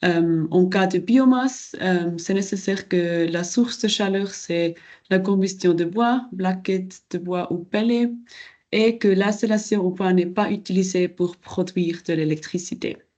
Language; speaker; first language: French; non-native, local second language; German